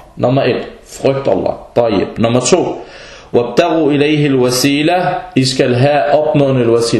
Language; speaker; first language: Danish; early bilingual, other home language; Arabic